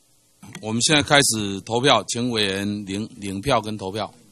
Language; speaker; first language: Chinese; native; Chinese